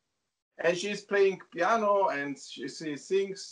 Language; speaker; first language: English; non-native, learner; Italian